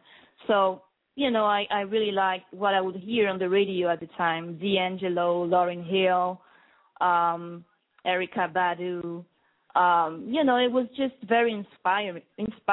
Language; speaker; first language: English; non-native, fluent; French